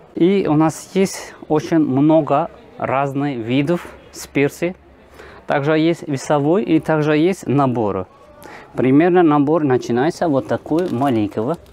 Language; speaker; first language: Russian; non-native, learner; Turkish